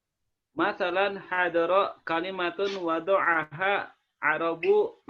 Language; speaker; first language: Arabic; non-native, fluent; Indonesian